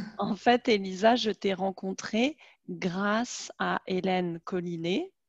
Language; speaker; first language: French; native; French